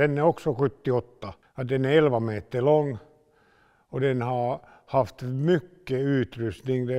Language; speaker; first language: Swedish; non-native, local second language; Finnish